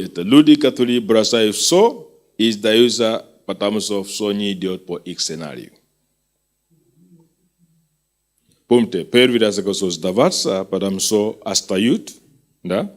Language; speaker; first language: Russian; non-native, fluent; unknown